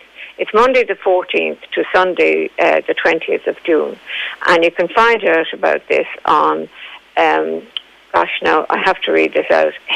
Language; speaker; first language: English; native; English